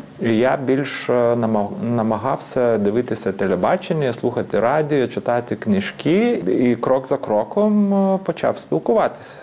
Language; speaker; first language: Ukrainian; non-native, fluent; Lithuanian